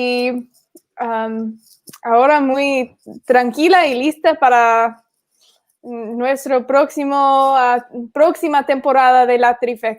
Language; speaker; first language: Spanish; non-native, fluent; English